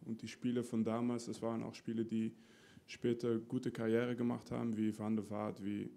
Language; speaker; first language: German; non-native, fluent; French